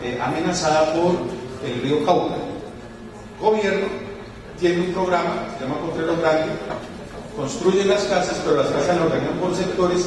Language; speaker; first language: Spanish; native; Spanish